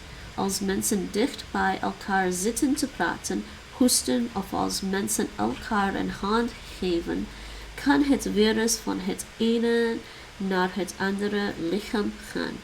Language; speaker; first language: Dutch; non-native, learner; English